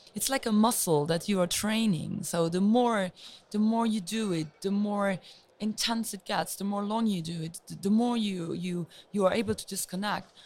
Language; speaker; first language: English; non-native, fluent; Luxembourgish